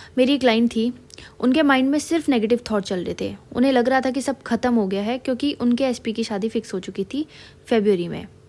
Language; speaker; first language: Hindi; native; Hindi